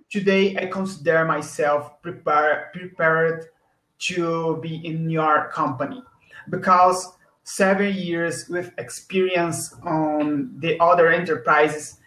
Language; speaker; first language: English; non-native, learner; Portuguese